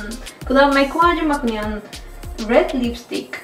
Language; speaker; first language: Korean; non-native, learner; Spanish